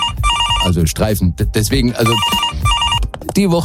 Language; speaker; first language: German; native; German